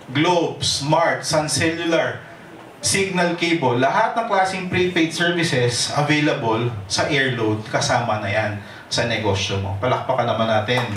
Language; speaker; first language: Filipino; native; Filipino